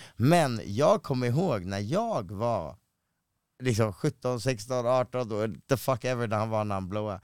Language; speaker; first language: Swedish; native; Swedish